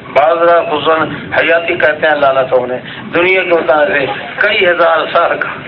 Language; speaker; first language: Urdu; non-native, local second language; Saraiki